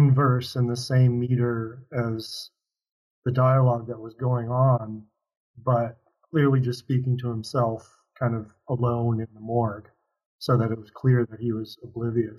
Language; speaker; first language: English; native; English